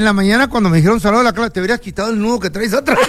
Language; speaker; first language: Spanish; native; Spanish